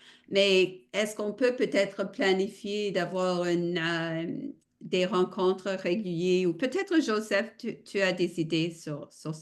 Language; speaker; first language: French; non-native, fluent; English